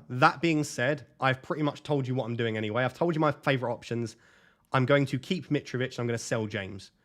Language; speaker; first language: English; native; English